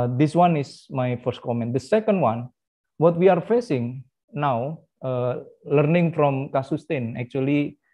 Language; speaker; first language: English; non-native, fluent; Indonesian